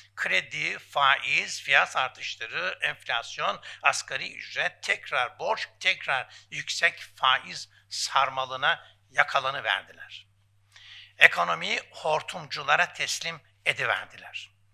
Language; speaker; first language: Turkish; native; Turkish